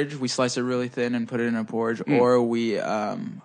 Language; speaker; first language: English; early bilingual, other home language; Spanish